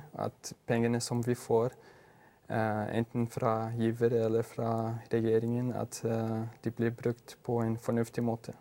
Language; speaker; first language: Norwegian; non-native, fluent; Portuguese